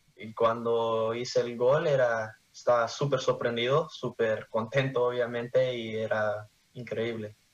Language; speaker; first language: Spanish; early bilingual, heritage; Spanish